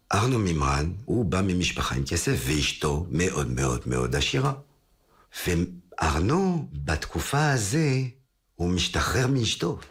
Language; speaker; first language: Hebrew; non-native, fluent; French